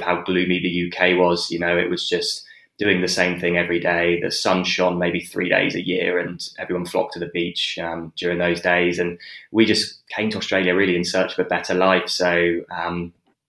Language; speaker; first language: English; native; English